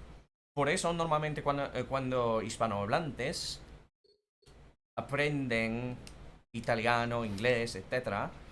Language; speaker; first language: Spanish; non-native, fluent; English